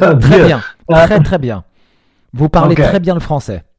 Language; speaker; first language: French; native; French